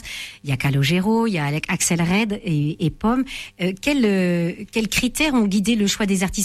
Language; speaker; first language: French; native; French